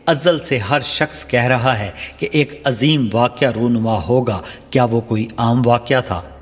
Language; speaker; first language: Urdu; non-native, local second language; Saraiki